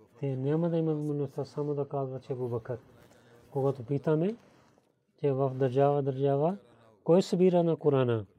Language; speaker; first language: Bulgarian; non-native, learner; Urdu